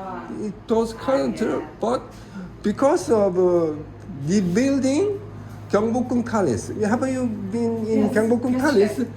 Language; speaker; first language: English; non-native, learner; Korean